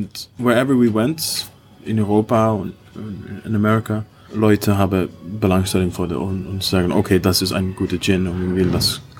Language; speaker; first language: German; non-native, learner; Dutch